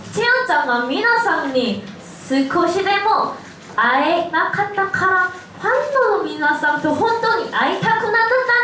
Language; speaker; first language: Japanese; non-native, learner; Korean